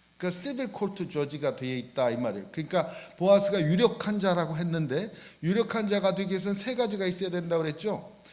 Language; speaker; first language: Korean; native; Korean